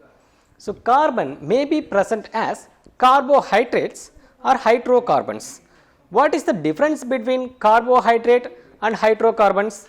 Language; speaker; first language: English; non-native, local second language; Tamil